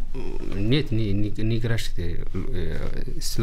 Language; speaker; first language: Russian; non-native, learner; Somali